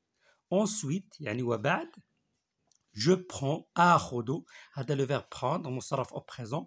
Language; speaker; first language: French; non-native, local second language; Arabic